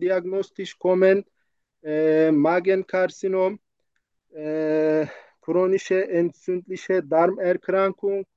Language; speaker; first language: German; non-native, learner; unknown